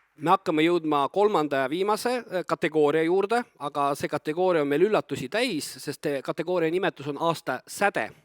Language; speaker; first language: Estonian; native; Estonian